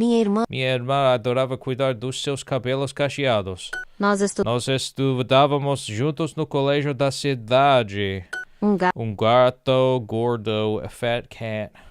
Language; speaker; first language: Portuguese; non-native, learner; English